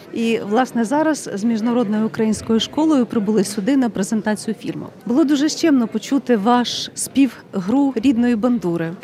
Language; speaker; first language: Ukrainian; native; Ukrainian